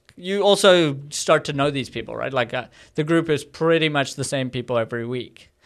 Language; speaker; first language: English; native; English